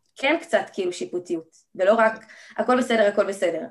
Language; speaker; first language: Hebrew; native; Hebrew